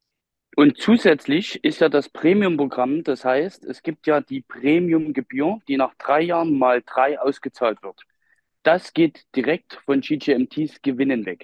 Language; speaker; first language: German; native; German